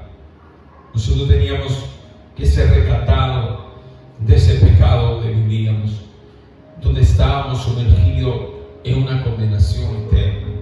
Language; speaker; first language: Spanish; native; Spanish